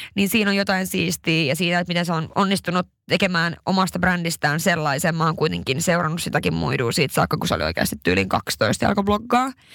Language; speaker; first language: Finnish; early bilingual, heritage; Swedish